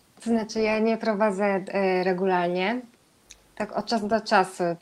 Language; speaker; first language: Polish; non-native, fluent; Japanese